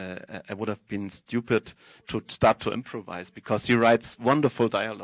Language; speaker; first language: English; non-native, fluent; German